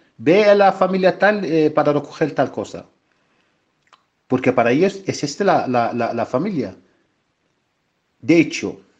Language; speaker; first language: Spanish; non-native, fluent; Arabic